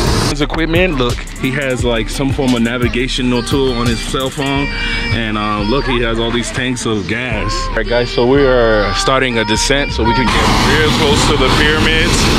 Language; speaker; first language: English; native; English